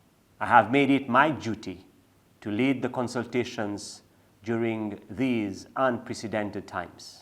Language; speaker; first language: English; non-native, local second language; Seselwa Creole French